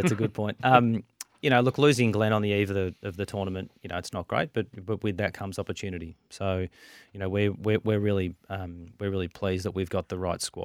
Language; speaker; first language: English; native; English